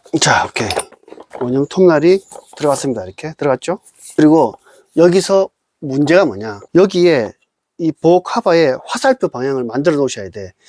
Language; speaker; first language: Korean; native; Korean